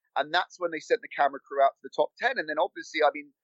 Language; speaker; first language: English; native; English